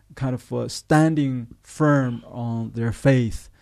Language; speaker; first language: English; non-native, fluent; Chinese